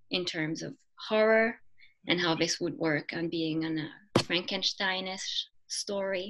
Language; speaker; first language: English; non-native, fluent; French